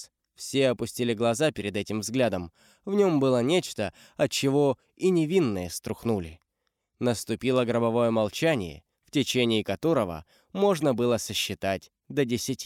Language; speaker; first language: Russian; native; Russian